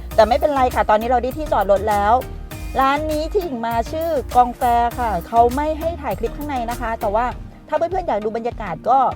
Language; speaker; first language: Thai; native; Thai